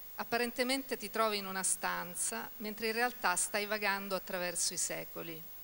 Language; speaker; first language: Italian; native; Italian